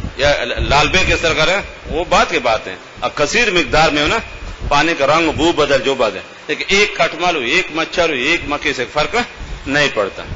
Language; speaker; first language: Urdu; non-native, local second language; Baluchi